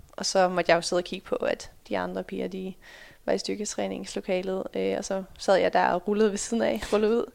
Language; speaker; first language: Danish; early bilingual, other home language; Dutch